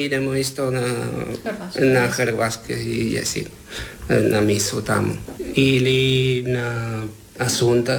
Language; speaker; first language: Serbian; non-native, learner; Spanish